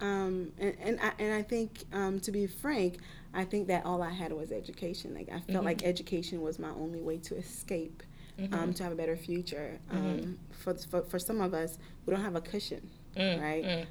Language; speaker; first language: English; early bilingual, other home language; Haitian Creole